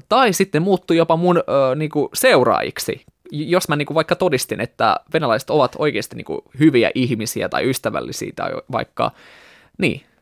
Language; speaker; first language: Finnish; non-native, fluent; Russian